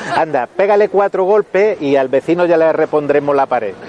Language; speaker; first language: Spanish; native; Spanish